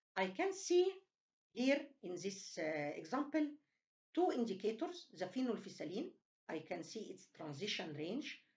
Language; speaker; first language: English; non-native, fluent; Arabic